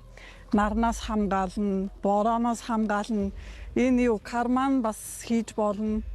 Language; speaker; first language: Mongolian; non-native, fluent; Polish